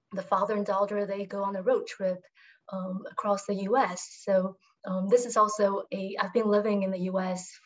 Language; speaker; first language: English; non-native, fluent; Chinese